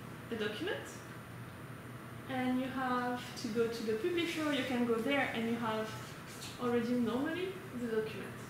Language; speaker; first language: English; non-native, fluent; French